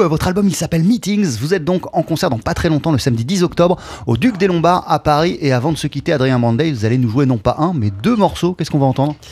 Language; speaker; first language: French; native; French